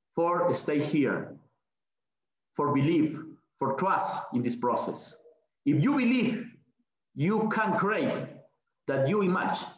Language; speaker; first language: English; non-native, learner; Spanish